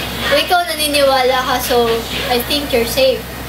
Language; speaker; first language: English; non-native, local second language; Filipino